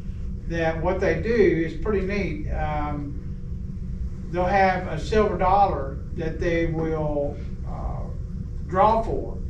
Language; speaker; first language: English; native; English